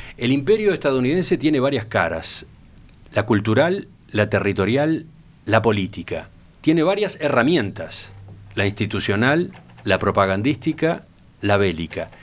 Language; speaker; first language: Spanish; native; Spanish